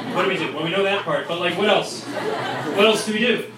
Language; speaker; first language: English; native; English